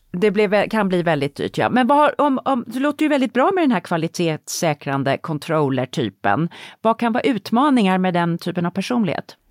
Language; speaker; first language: Swedish; native; Swedish